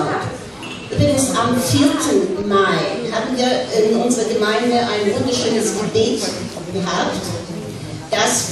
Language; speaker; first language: German; non-native, fluent; Russian